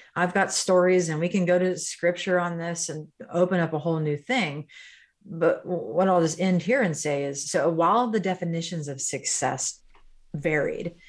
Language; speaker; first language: English; native; English